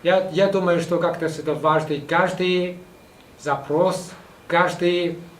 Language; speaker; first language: Russian; non-native, fluent; Chinese